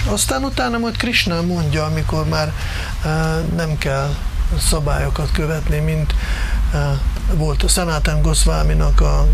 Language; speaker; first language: Hungarian; non-native, fluent; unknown